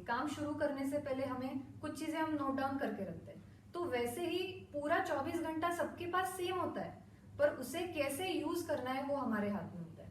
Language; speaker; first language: Hindi; non-native, local second language; Marathi